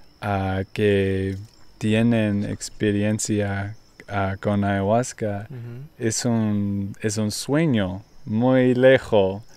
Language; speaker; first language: Spanish; non-native, learner; English